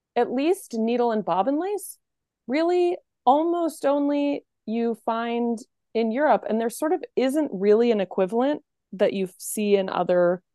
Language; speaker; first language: English; native; English